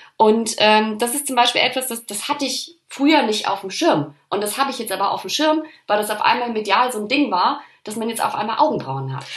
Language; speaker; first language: German; early bilingual, other home language; Polish